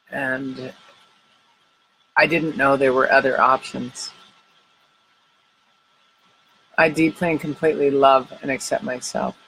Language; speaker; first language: English; native; English